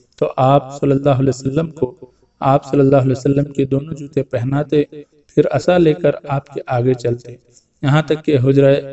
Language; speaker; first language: Urdu; native; Urdu